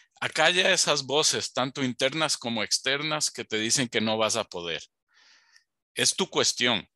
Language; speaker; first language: Spanish; native; Spanish